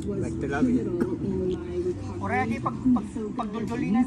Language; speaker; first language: Filipino; native; Filipino